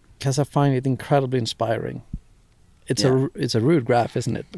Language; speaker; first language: English; non-native, fluent; Swedish